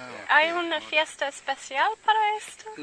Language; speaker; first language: Spanish; non-native, learner; English